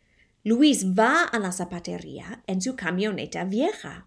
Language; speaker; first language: Spanish; non-native, fluent; English